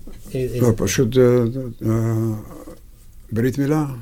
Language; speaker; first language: Hebrew; non-native, fluent; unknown